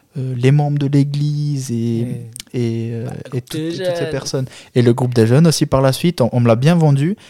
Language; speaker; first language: French; non-native, fluent; Albanian